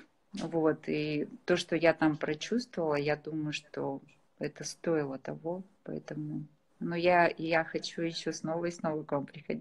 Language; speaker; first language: Russian; native; Russian